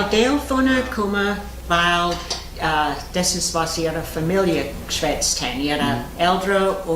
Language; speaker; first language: German; early bilingual, heritage; Pennsylvania German